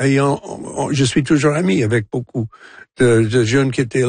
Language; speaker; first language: French; non-native, fluent; English